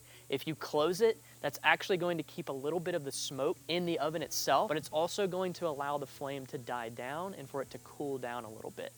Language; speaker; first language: English; native; English